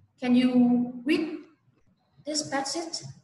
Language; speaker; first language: English; non-native, fluent; Vietnamese